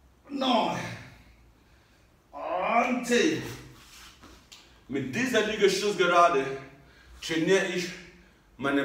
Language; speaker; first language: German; non-native, learner; English